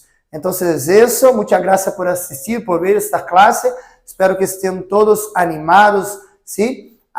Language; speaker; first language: Spanish; non-native, fluent; Portuguese